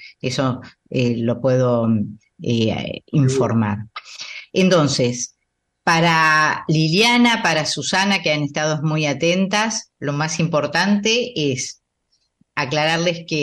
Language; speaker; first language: Spanish; native; Spanish